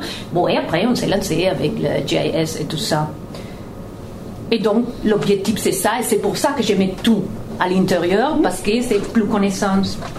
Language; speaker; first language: French; non-native, fluent; Italian